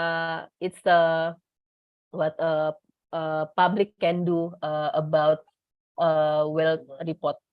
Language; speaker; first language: English; non-native, learner; Indonesian